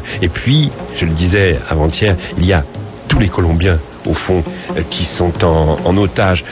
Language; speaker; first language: French; native; French